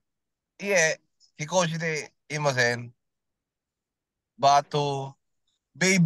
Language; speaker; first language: Japanese; non-native, learner; Filipino